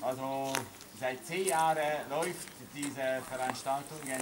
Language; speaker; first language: German; non-native, learner; Hungarian